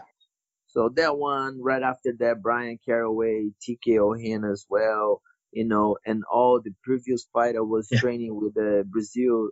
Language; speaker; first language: English; non-native, fluent; Portuguese